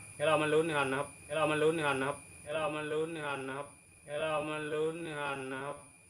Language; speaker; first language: Thai; non-native, local second language; Malay